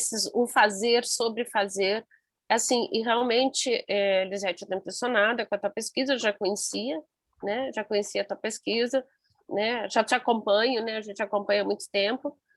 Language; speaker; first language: Portuguese; non-native, learner; Spanish